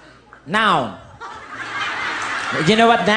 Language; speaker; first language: English; non-native, learner; Filipino